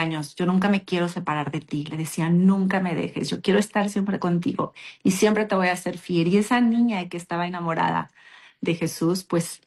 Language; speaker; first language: Spanish; native; Spanish